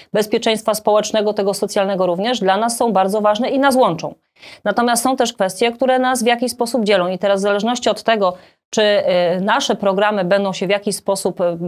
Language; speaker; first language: Polish; native; Polish